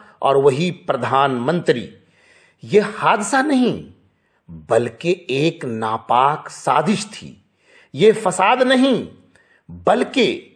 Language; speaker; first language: Urdu; native; Urdu